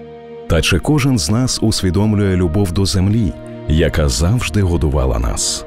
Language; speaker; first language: Ukrainian; native; Ukrainian